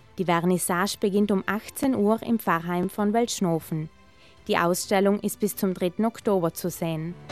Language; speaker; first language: German; native; German